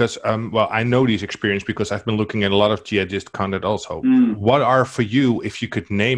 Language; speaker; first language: English; non-native, fluent; Dutch